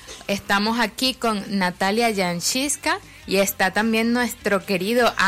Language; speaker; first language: Spanish; native; Spanish